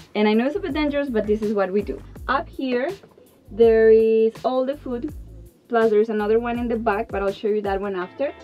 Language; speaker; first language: English; non-native, fluent; Spanish